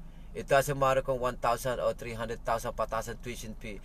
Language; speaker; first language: English; non-native, local second language; Filipino